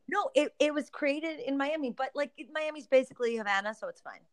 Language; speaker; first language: English; native; English